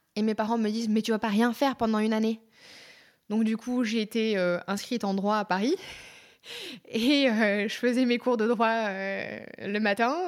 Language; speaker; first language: French; native; French